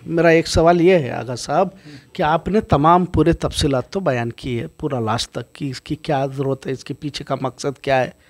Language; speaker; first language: Hindi; non-native, local second language; Urdu